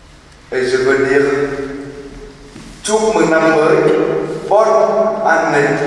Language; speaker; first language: French; non-native, fluent; Vietnamese